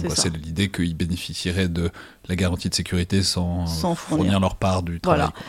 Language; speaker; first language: French; native; French